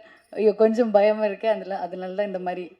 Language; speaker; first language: Tamil; non-native, fluent; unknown